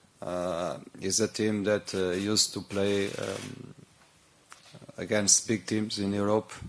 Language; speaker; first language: English; non-native, learner; Portuguese